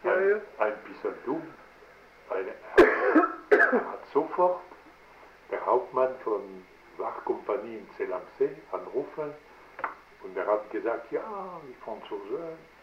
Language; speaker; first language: German; non-native, learner; French